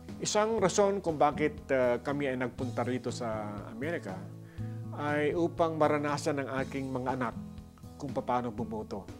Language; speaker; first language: Filipino; native; Filipino